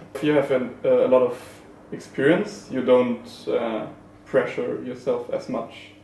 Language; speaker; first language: English; non-native, fluent; German